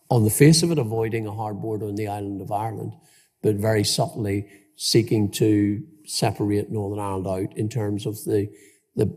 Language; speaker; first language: English; native; English